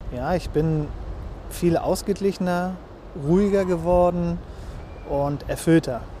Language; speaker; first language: German; native; German